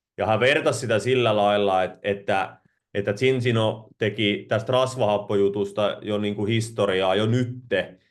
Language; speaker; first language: Finnish; native; Finnish